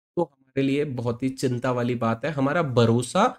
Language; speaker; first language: Hindi; native; Hindi